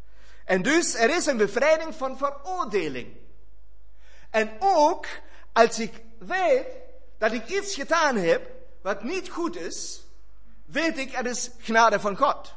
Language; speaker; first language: Dutch; non-native, fluent; German